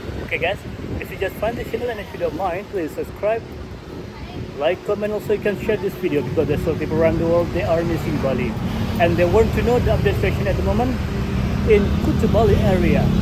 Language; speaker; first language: English; non-native, learner; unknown